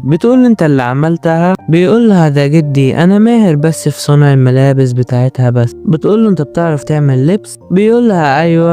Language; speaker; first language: Arabic; native; Arabic